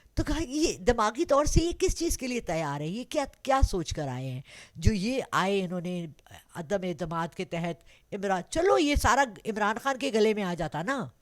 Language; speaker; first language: Urdu; non-native, local second language; Pashto